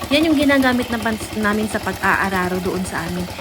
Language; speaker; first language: Filipino; native; Filipino